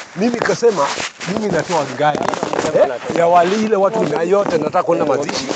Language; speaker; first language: Swahili; non-native, local second language; Somali